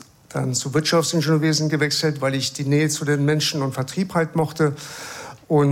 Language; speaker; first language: German; early bilingual, other home language; Persian